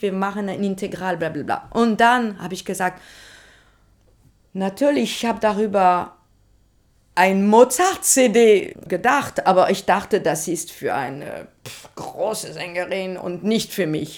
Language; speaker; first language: German; non-native, learner; French